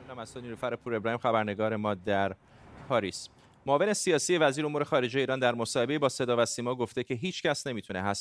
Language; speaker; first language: Persian; non-native, local second language; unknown